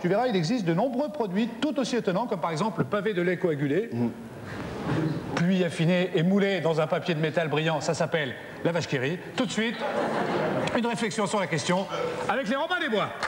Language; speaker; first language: French; native; French